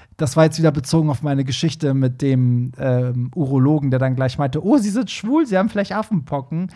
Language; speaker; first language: German; early bilingual, other home language; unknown